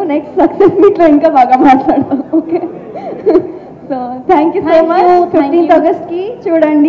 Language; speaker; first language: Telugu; non-native, learner; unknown